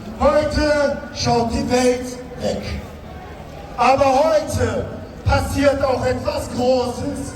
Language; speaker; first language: German; non-native, fluent; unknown